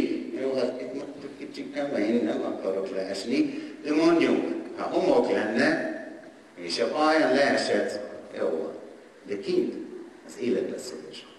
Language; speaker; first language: Hungarian; non-native, learner; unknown